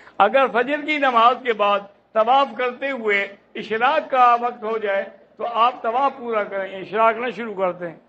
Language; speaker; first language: Urdu; native; Urdu